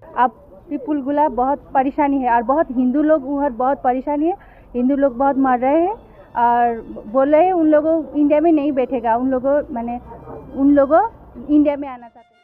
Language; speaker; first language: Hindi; non-native, learner; Bangla